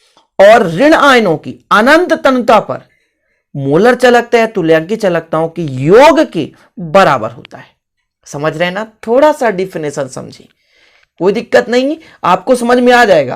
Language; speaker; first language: Hindi; native; Hindi